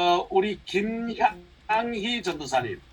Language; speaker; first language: Korean; native; Korean